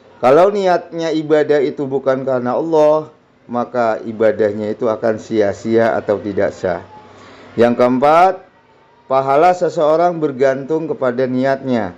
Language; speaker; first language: Indonesian; native; Indonesian